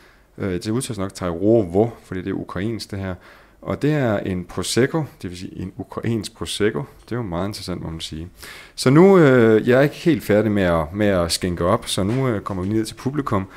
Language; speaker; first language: Danish; native; Danish